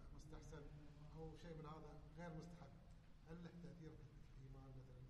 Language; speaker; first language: Arabic; native; Arabic